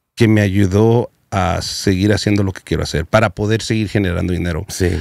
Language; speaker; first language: Spanish; early bilingual, heritage; Spanish